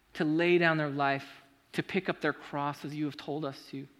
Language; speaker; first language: English; native; English